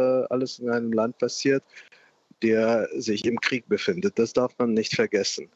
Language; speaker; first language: German; non-native, fluent; Russian